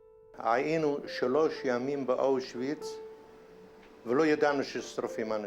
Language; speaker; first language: Hebrew; non-native, fluent; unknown